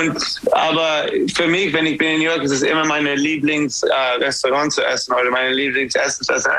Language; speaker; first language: German; non-native, learner; English